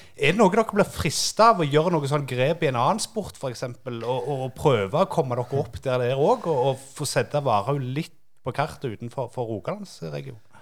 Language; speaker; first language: Norwegian; native; Norwegian